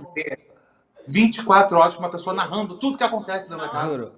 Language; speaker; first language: Portuguese; native; Portuguese